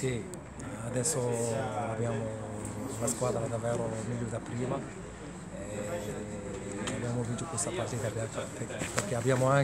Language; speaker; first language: Italian; non-native, learner; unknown